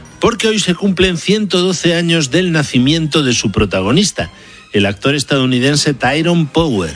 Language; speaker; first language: Spanish; native; Spanish